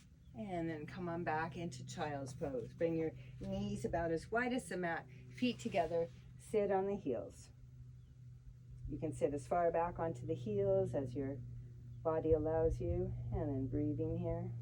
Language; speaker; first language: English; native; English